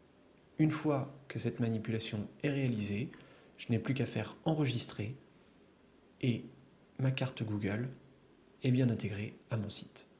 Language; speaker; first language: French; native; French